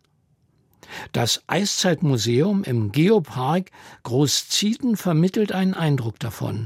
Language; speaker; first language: German; native; German